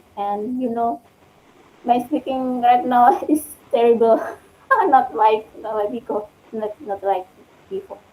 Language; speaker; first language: English; non-native, learner; Indonesian